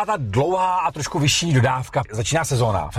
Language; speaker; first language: Czech; native; Czech